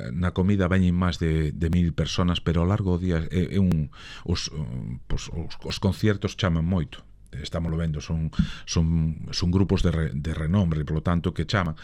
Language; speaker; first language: Galician; native; Galician